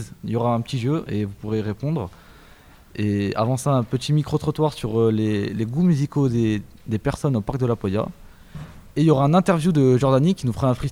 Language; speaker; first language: French; native; French